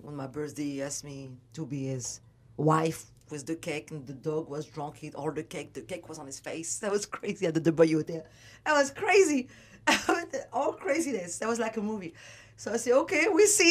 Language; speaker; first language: English; non-native, learner; French